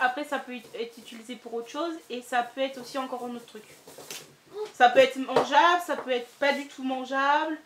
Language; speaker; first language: French; native; French